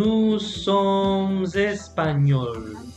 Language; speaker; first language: French; non-native, fluent; Spanish